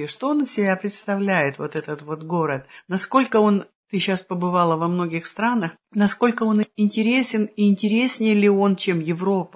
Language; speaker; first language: Russian; native; Russian